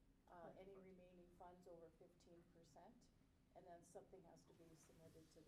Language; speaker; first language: English; native; English